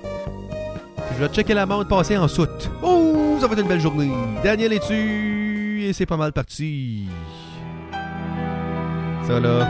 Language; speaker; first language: French; native; French